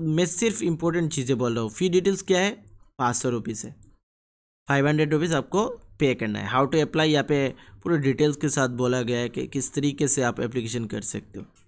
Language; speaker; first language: Hindi; non-native, local second language; Bangla